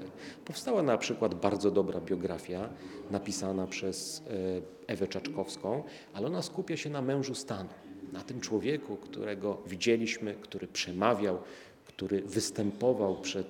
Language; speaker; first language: Polish; native; Polish